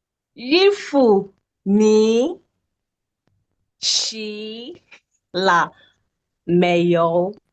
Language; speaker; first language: Chinese; non-native, learner; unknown